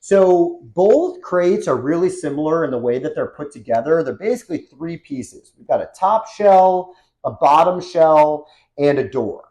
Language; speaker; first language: English; native; English